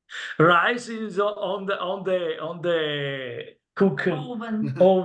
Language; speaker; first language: English; non-native, learner; Italian